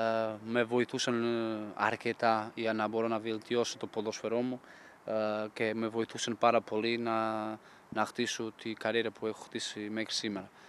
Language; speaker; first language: Greek; non-native, fluent; Portuguese